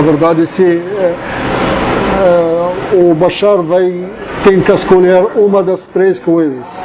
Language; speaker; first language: Portuguese; non-native, fluent; Arabic